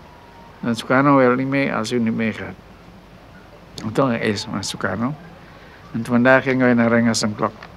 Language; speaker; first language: Dutch; non-native, local second language; Minangkabau